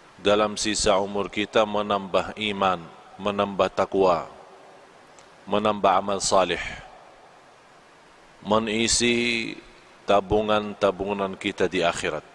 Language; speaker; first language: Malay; non-native, fluent; Arabic